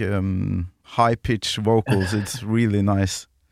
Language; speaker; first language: English; non-native, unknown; Norwegian